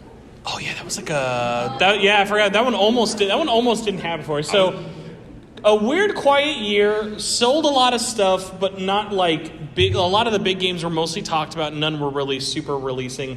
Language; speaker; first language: English; native; English